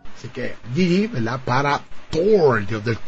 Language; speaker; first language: Spanish; native; Spanish